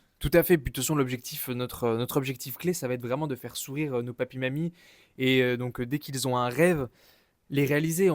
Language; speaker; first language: French; native; French